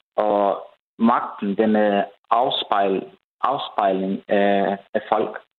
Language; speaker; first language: Danish; non-native, fluent; Ukrainian